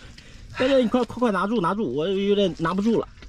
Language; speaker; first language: Chinese; native; Chinese